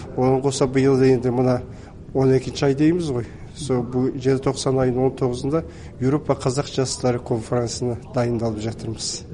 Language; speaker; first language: Kazakh; early bilingual, heritage; Kazakh